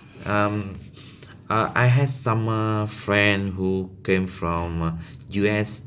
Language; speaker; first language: English; non-native, learner; Vietnamese